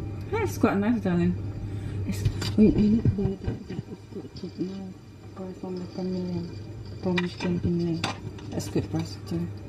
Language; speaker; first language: English; non-native, learner; Indonesian